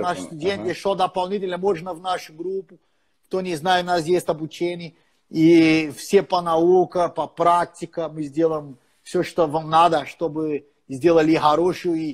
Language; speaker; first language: Russian; non-native, fluent; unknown